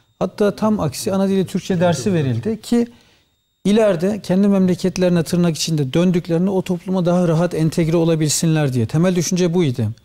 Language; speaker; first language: Turkish; early bilingual, heritage; Turkish